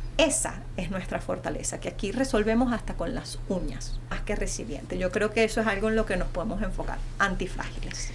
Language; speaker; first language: Spanish; early bilingual, heritage; Spanish